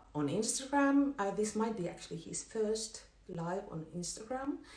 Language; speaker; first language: English; non-native, fluent; Finnish